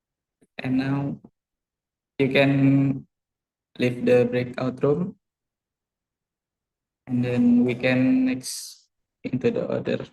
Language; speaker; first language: English; non-native, learner; Indonesian